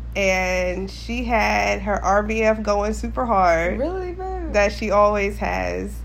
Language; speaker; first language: English; native; English